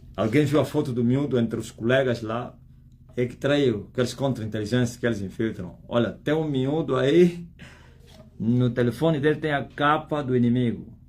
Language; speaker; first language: Portuguese; native; Portuguese